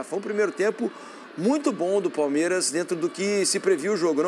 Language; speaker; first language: Portuguese; native; Portuguese